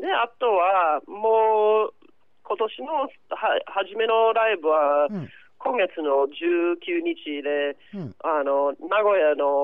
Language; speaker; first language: Japanese; non-native, fluent; English